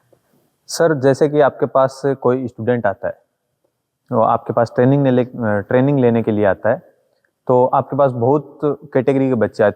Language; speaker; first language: Hindi; native; Hindi